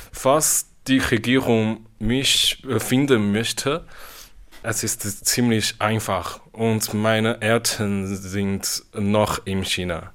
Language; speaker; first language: German; non-native, learner; Chinese